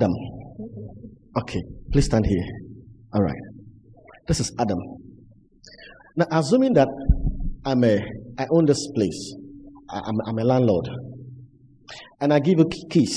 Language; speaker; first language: English; non-native, local second language; Akan